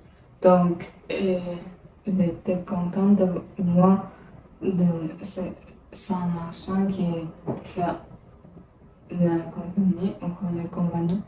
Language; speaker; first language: French; non-native, learner; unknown